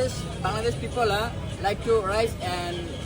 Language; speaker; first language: English; non-native, learner; Bangla